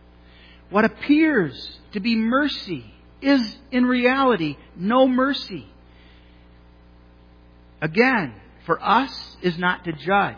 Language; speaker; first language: English; native; English